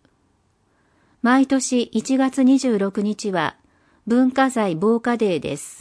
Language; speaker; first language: Japanese; native; Japanese